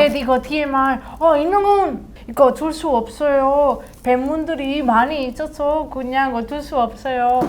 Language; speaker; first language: Korean; non-native, learner; Spanish